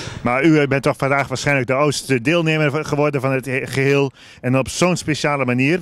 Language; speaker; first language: Dutch; native; Dutch